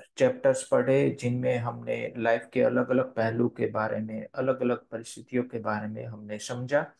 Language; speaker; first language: Hindi; non-native, local second language; Gujarati